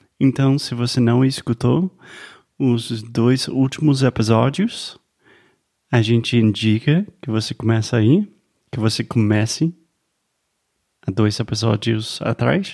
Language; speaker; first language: Portuguese; non-native, fluent; English